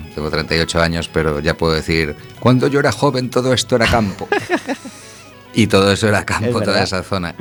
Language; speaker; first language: Spanish; native; Spanish